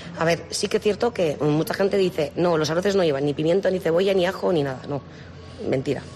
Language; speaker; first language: Spanish; non-native, fluent; Romanian